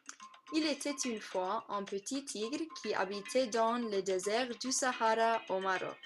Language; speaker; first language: French; non-native, learner; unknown